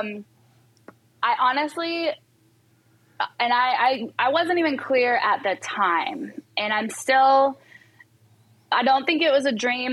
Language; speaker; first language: English; native; English